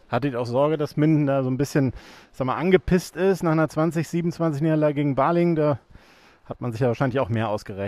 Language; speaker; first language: German; native; German